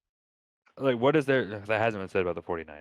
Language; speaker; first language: English; native; English